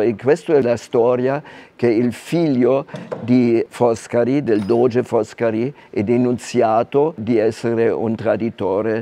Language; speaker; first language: Italian; non-native, fluent; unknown